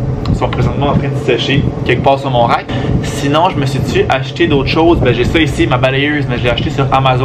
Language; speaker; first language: French; native; French